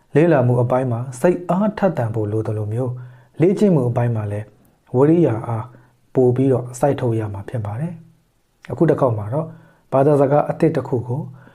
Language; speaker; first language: Burmese; native; Burmese